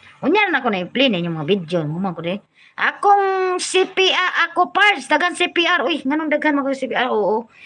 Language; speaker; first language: Filipino; non-native, local second language; Cebuano